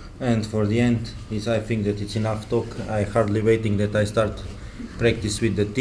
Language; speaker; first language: English; non-native, fluent; Slovenian